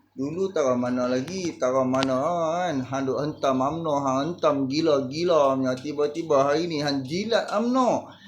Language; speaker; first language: Malay; native; Malay